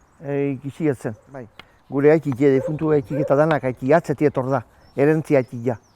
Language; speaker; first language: Basque; native; Basque